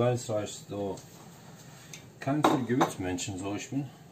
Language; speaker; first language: German; non-native, learner; Turkish